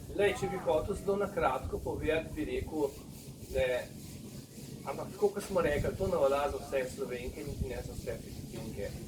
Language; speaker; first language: Slovenian; native; Slovenian